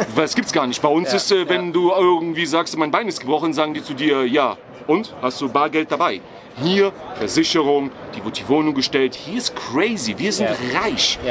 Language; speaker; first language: German; early bilingual, other home language; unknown